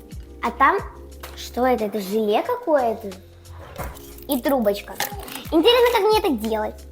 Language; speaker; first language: Russian; native; Russian